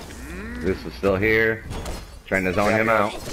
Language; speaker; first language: English; native; English